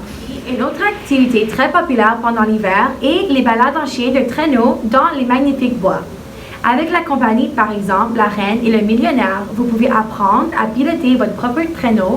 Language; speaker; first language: French; non-native, fluent; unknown